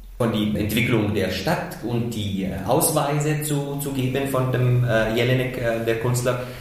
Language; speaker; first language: German; non-native, fluent; Arabic